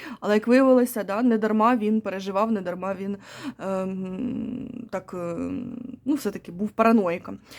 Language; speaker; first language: Ukrainian; non-native, local second language; Russian